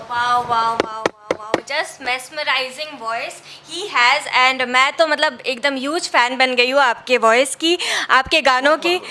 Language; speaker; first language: Hindi; native; Hindi